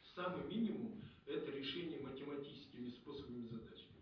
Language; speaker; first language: Russian; non-native, local second language; Kazakh